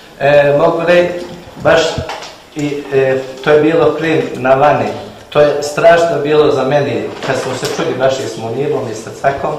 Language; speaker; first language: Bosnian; early bilingual, heritage; Bosnian